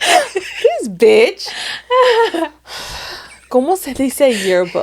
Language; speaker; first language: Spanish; early bilingual, heritage; Spanish